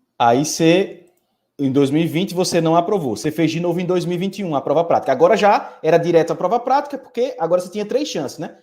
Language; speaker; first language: Portuguese; native; Portuguese